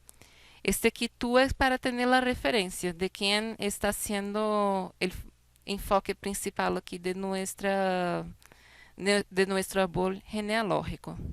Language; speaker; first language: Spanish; non-native, fluent; Portuguese